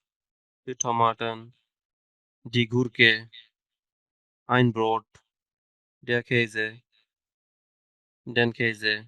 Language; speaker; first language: German; non-native, fluent; Bangla